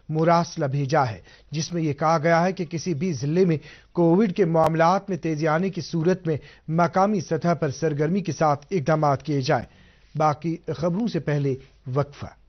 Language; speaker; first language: Urdu; non-native, local second language; Kashmiri